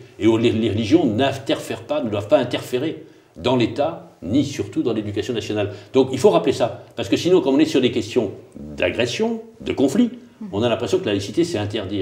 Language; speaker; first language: French; native; French